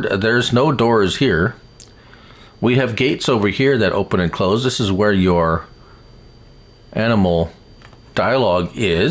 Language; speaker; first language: English; native; English